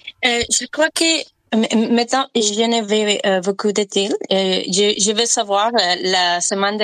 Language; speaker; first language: French; non-native, learner; Spanish